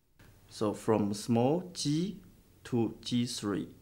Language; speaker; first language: English; non-native, learner; Chinese